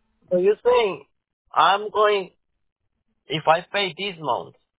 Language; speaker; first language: English; non-native, learner; Spanish